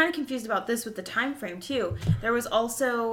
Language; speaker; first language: English; native; English